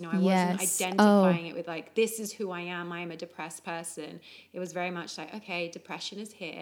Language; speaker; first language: English; native; English